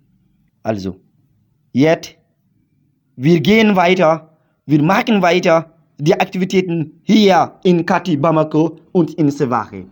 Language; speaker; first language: German; non-native, learner; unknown